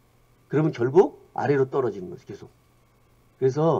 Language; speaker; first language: Korean; native; Korean